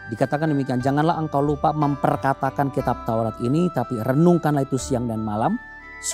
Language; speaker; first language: Indonesian; native; Indonesian